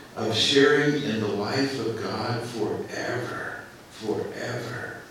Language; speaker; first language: English; native; English